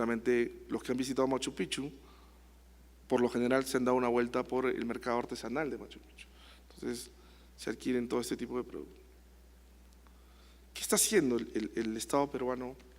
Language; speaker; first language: Spanish; native; Spanish